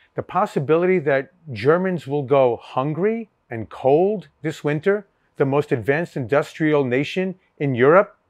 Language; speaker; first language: English; early bilingual, other home language; Greek